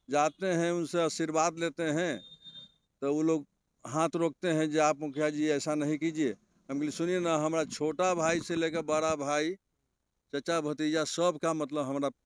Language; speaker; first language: Hindi; native; Hindi